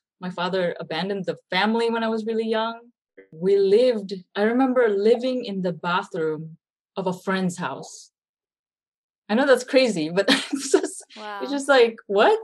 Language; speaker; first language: English; early bilingual, other home language; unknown